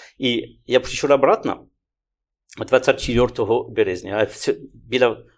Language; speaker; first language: Ukrainian; non-native, learner; French